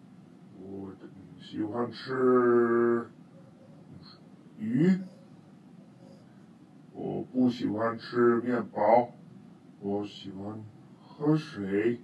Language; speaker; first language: Chinese; non-native, learner; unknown